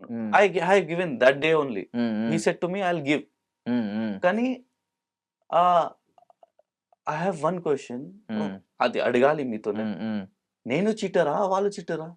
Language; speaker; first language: Telugu; non-native, local second language; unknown